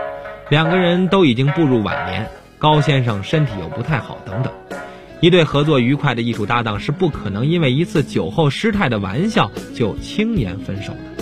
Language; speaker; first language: Chinese; native; Chinese